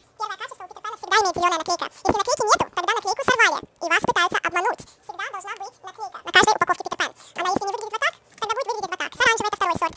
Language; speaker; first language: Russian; early bilingual, heritage; Russian